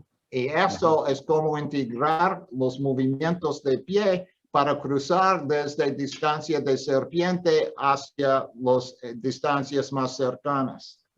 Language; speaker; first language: Spanish; non-native, fluent; English